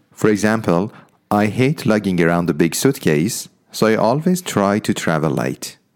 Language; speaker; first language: English; non-native, fluent; Persian